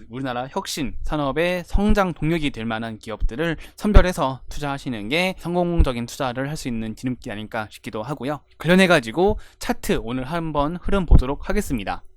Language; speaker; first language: Korean; native; Korean